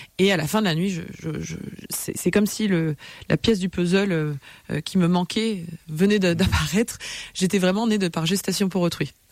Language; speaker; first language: French; native; French